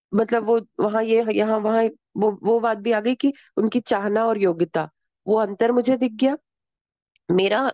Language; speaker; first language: Hindi; native; Hindi